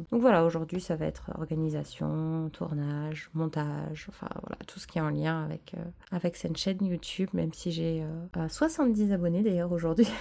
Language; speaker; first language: French; native; French